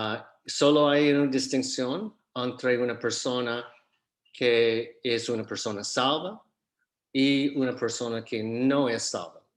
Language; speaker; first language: Spanish; non-native, fluent; English